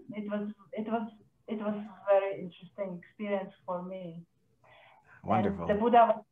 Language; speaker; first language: English; non-native, fluent; Czech